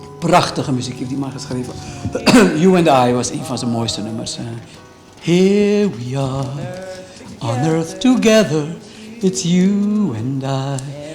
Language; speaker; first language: Dutch; native; Dutch